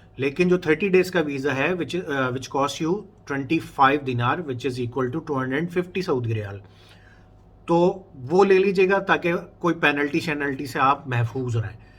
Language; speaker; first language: Urdu; native; Urdu